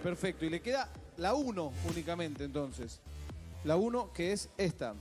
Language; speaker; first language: Spanish; native; Spanish